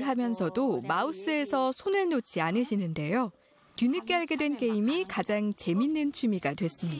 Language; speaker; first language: Korean; native; Korean